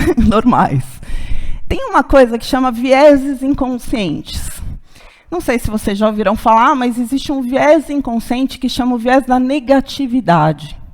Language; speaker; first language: Portuguese; native; Portuguese